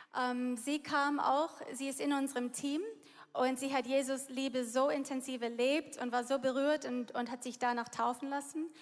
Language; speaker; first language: German; non-native, fluent; English